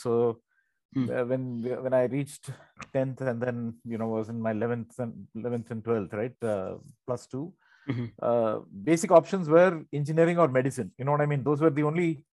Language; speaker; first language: English; non-native, local second language; Tamil